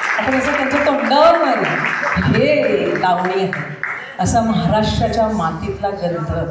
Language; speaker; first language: Marathi; non-native, local second language; Gujarati